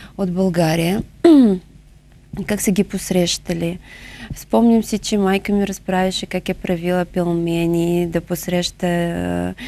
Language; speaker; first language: Bulgarian; non-native, local second language; Russian